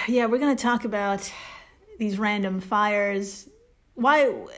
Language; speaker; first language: English; native; English